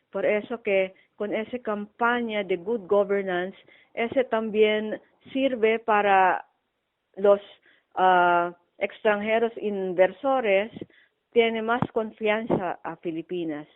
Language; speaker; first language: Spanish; non-native, fluent; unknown